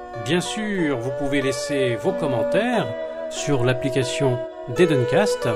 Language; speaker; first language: French; native; French